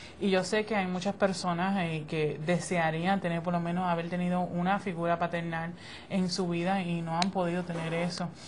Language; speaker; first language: Spanish; early bilingual, heritage; Spanish